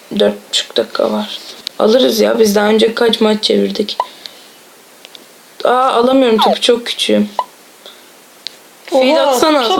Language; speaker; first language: Turkish; native; Turkish